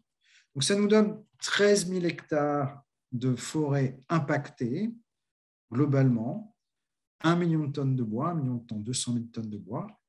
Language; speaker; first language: French; native; French